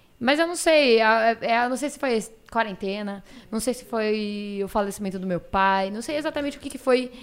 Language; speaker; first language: Portuguese; native; Portuguese